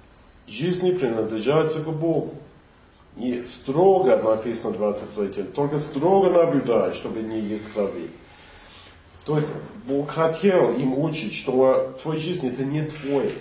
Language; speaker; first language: Russian; non-native, fluent; English